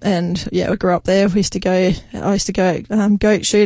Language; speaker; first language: English; native; English